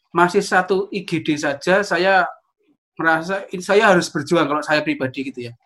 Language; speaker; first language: Indonesian; native; Indonesian